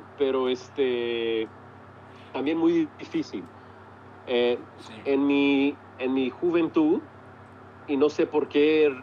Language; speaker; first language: Spanish; early bilingual, heritage; English